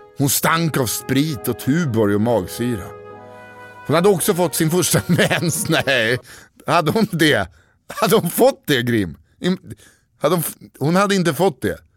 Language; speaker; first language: Swedish; native; Swedish